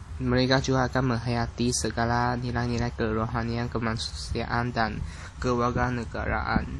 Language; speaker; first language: Malay; non-native, local second language; Chinese